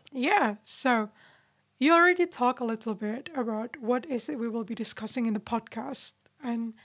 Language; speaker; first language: English; non-native, fluent; Indonesian